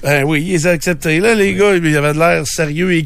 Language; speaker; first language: French; native; French